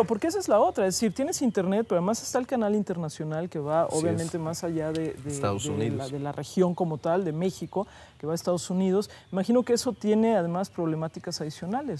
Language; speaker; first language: Spanish; native; Spanish